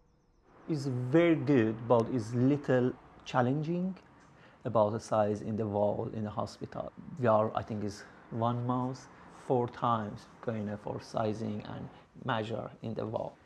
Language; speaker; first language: English; non-native, learner; Persian